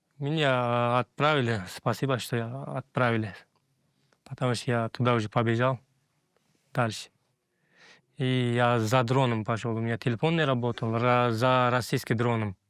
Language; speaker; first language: Russian; non-native, fluent; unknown